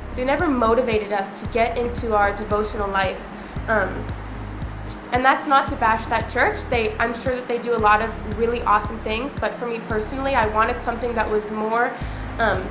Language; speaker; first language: English; native; English